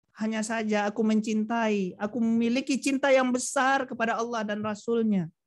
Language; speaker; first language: Indonesian; non-native, local second language; Minangkabau